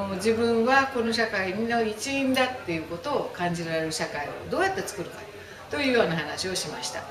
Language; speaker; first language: Japanese; native; Japanese